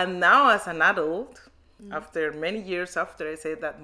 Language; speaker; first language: English; non-native, learner; Spanish